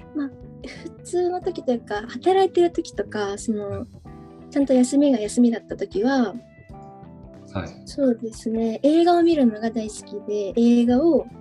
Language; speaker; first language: Japanese; native; Japanese